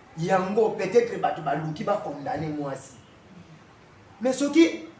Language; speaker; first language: Lingala; non-native, local second language; Kongo